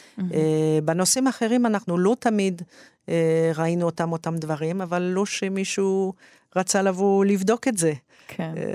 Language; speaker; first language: Hebrew; non-native, fluent; French